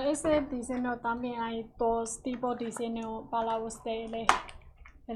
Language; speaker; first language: Spanish; non-native, learner; Chinese